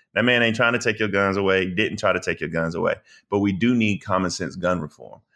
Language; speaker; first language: English; native; English